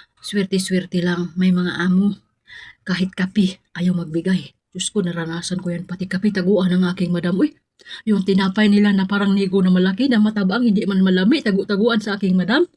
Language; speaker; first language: Filipino; non-native, local second language; Cebuano